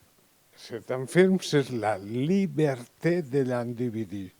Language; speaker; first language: French; non-native, learner; Catalan